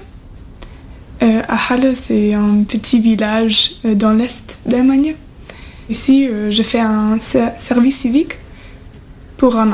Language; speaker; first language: French; non-native, learner; German